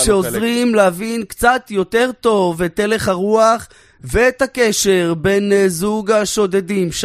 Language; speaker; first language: Hebrew; native; Hebrew